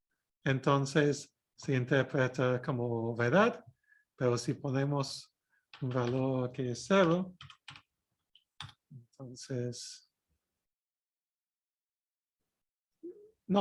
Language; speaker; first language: Spanish; non-native, fluent; English